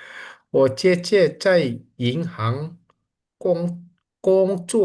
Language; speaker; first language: Chinese; non-native, learner; Indonesian